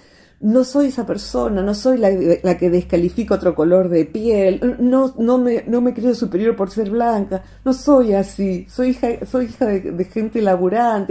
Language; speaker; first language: Spanish; native; Spanish